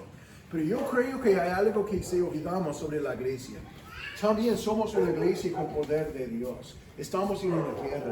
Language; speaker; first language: Spanish; non-native, fluent; English